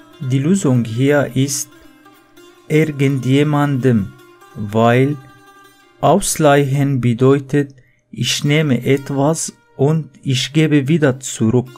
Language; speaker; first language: German; non-native, learner; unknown